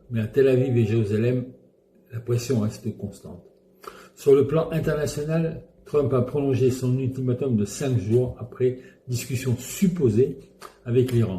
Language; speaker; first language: French; native; French